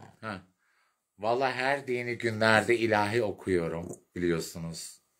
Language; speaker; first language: Turkish; non-native, local second language; Arabic